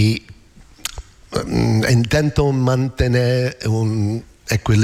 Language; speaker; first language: Spanish; non-native, learner; English